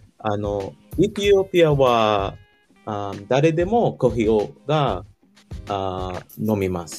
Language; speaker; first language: Japanese; non-native, learner; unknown